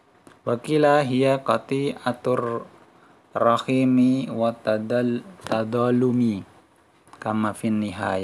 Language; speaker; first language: Arabic; non-native, fluent; Indonesian